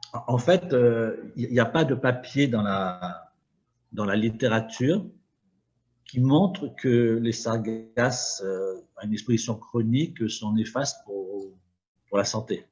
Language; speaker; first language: French; native; French